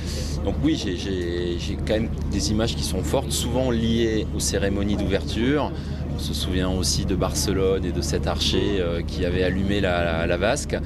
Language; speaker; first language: French; native; French